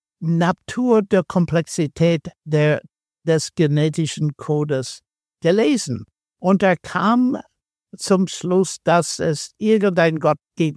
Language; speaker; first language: German; non-native, fluent; English